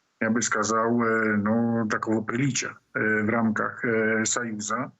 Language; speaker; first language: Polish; non-native, learner; Russian